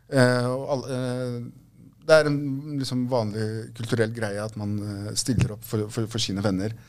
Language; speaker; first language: Norwegian; early bilingual, other home language; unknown